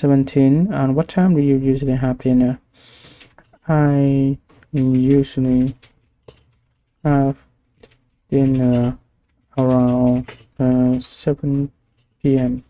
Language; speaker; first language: English; non-native, learner; Vietnamese